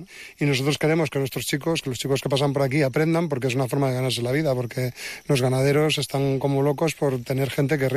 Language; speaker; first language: Spanish; native; Spanish